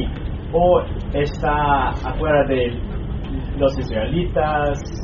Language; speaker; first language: Spanish; non-native, fluent; English